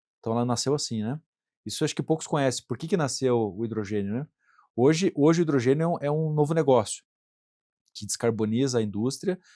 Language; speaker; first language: Portuguese; native; Portuguese